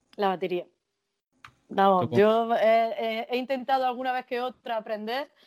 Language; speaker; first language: Spanish; native; Spanish